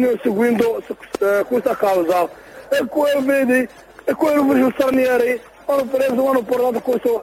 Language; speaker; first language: Italian; non-native, learner; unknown